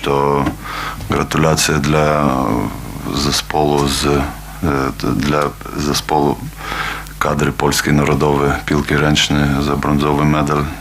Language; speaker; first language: Polish; non-native, learner; Lithuanian